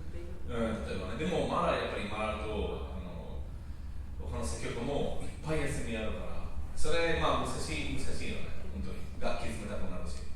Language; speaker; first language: Japanese; non-native, learner; English